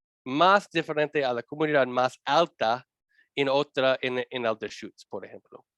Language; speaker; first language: Spanish; non-native, learner; English